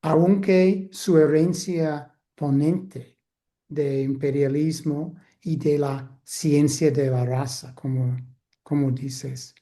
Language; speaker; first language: Spanish; non-native, fluent; English